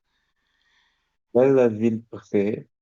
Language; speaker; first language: French; non-native, learner; Portuguese